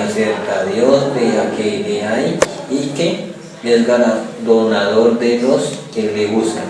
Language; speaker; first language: Spanish; native; Spanish